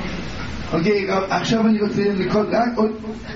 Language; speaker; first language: Hebrew; non-native, learner; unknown